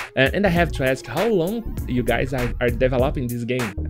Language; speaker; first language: English; non-native, learner; Portuguese